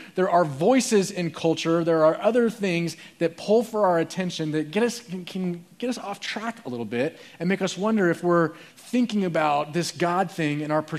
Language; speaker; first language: English; native; English